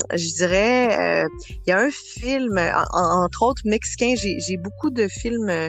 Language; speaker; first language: French; native; French